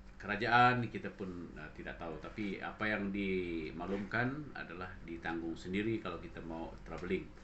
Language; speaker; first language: Malay; non-native, local second language; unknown